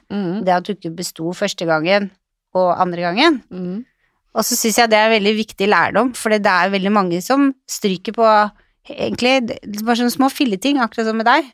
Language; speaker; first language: Norwegian; native; Norwegian